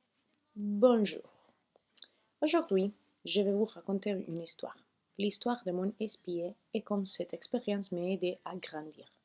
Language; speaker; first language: French; non-native, fluent; Spanish